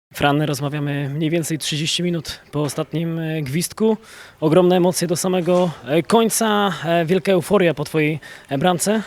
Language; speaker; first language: Polish; native; Polish